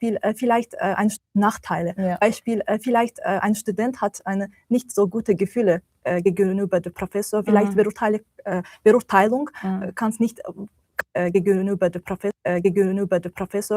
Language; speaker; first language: German; non-native, learner; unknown